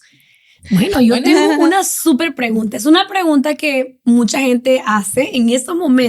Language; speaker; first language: Spanish; native; Spanish